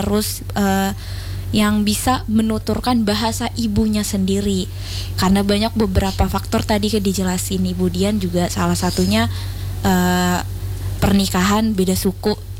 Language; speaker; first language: Indonesian; non-native, local second language; Batak Toba